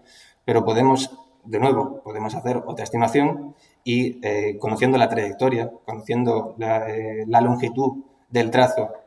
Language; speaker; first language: Spanish; native; Spanish